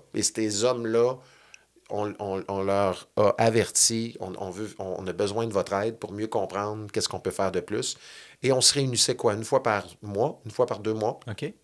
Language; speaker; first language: French; native; French